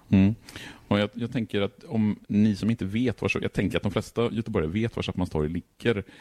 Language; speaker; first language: Swedish; native; Swedish